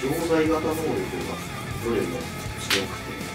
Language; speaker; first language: Japanese; native; Japanese